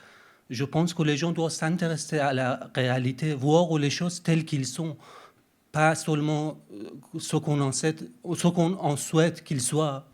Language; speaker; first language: French; non-native, fluent; Persian